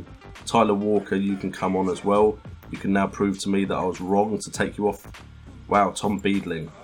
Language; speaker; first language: English; native; English